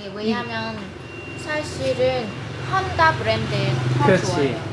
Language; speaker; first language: Korean; non-native, learner; Vietnamese